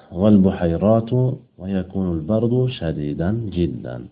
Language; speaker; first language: Arabic; non-native, fluent; Uzbek